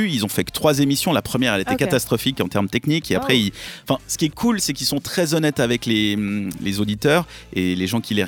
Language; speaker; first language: French; native; French